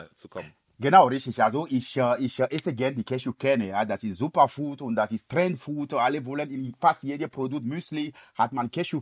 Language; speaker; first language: German; non-native, fluent; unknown